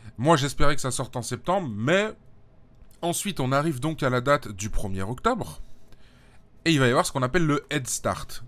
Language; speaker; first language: French; native; French